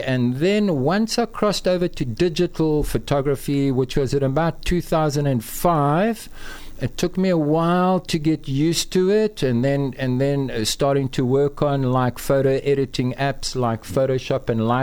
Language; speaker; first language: English; native; English